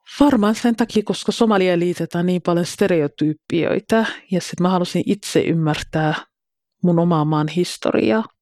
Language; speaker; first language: Finnish; early bilingual, other home language; Somali